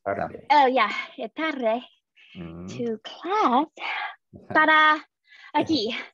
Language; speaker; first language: Spanish; non-native, learner; English